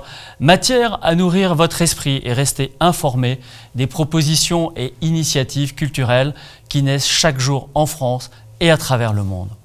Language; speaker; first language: French; native; French